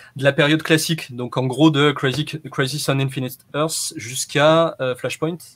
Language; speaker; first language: French; native; French